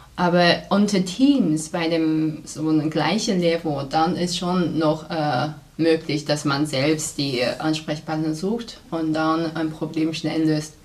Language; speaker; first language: German; non-native, fluent; Chinese